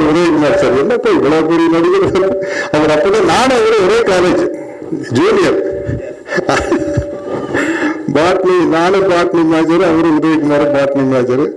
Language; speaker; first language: Tamil; native; Tamil